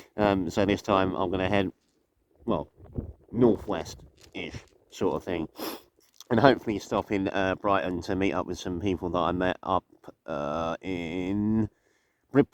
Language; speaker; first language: English; native; English